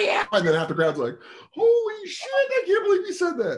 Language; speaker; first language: English; native; English